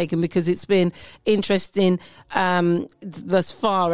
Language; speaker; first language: English; native; English